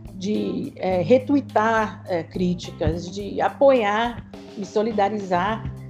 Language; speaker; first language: Portuguese; non-native, fluent; English